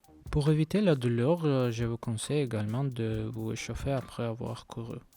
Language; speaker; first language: French; non-native, learner; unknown